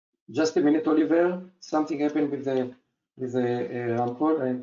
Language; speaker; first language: English; non-native, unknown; Hebrew